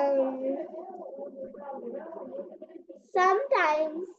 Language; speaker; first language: English; non-native, learner; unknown